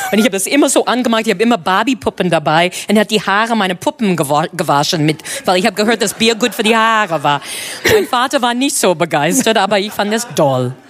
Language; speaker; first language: German; non-native, fluent; English